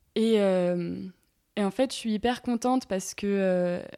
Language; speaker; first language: French; native; French